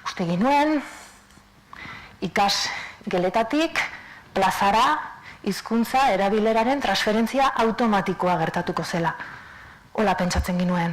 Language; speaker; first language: Basque; native; Basque